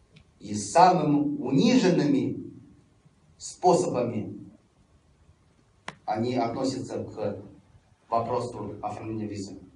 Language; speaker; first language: Russian; non-native, fluent; Chinese